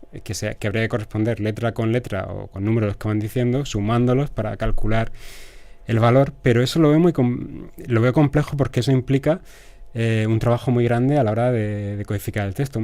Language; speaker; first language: Spanish; native; Spanish